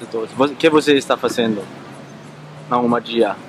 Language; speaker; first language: Portuguese; non-native, learner; Danish